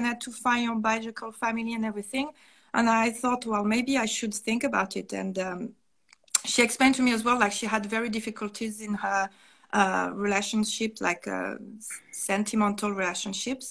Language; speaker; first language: English; non-native, fluent; French